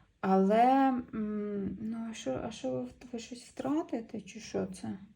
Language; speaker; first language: Ukrainian; non-native, local second language; Russian